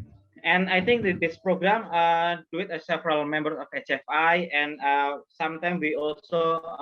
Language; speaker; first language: English; non-native, fluent; Indonesian